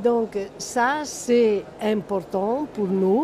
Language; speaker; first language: French; non-native, fluent; Italian